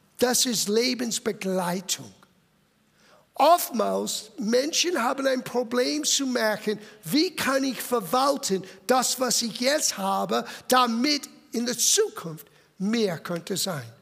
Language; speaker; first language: German; non-native, fluent; English